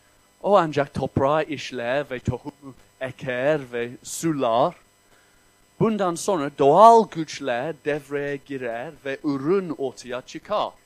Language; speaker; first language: Turkish; non-native, fluent; English